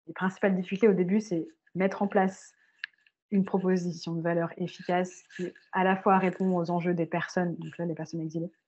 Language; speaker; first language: French; native; French